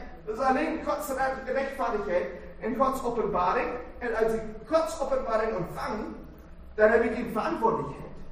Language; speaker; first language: Dutch; non-native, fluent; German